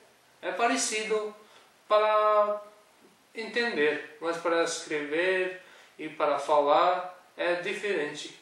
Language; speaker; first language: Portuguese; non-native, learner; Urdu